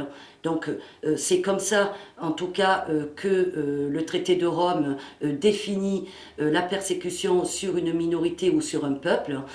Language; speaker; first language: French; native; French